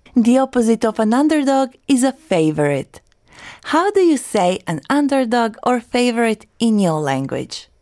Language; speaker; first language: English; non-native, fluent; Croatian